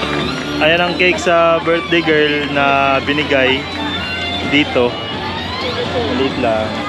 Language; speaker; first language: Filipino; native; Filipino